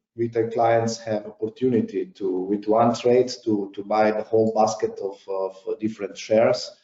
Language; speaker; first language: English; non-native, fluent; Slovenian